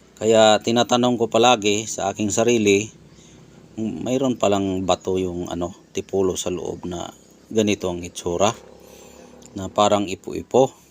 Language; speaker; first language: Filipino; non-native, local second language; Cebuano